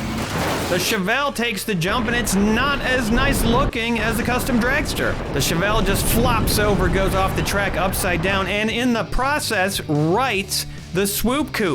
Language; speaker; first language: English; native; English